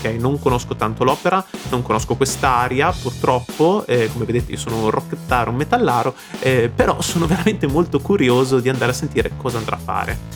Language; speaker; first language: Italian; native; Italian